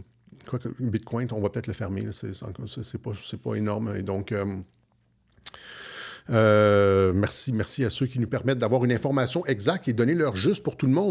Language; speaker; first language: French; native; French